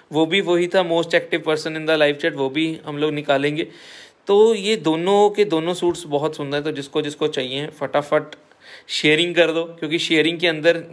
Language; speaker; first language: Hindi; non-native, local second language; Punjabi